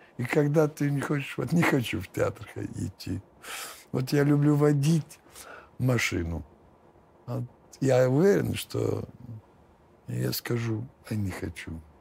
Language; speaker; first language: Russian; non-native, fluent; Lithuanian